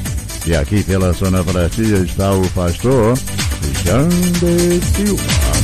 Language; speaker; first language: Portuguese; native; Portuguese